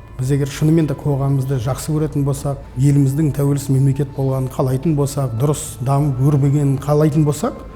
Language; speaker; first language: Kazakh; native; Kazakh